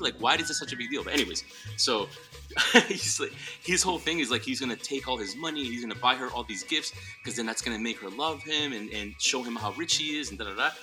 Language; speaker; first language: English; early bilingual, other home language; Spanish